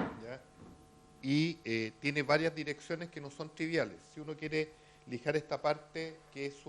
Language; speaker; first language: Spanish; native; Spanish